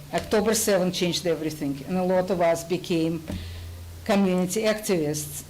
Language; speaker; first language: English; non-native, fluent; Russian